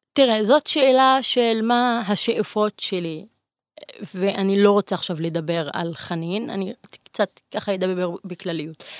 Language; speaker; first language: Hebrew; non-native, local second language; Arabic